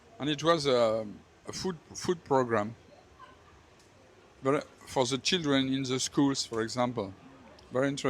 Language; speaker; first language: English; non-native, learner; French